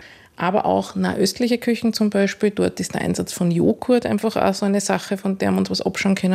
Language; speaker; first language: German; native; German